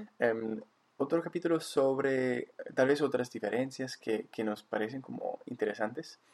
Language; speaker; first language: Spanish; non-native, fluent; English